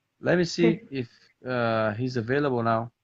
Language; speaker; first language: English; non-native, fluent; Portuguese